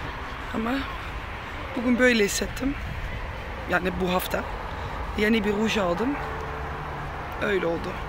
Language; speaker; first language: Turkish; non-native, learner; Dutch